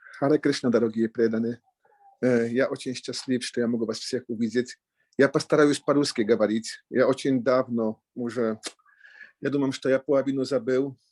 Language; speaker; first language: Russian; non-native, learner; Polish